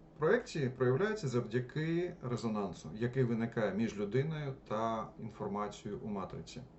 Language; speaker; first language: Ukrainian; non-native, local second language; Russian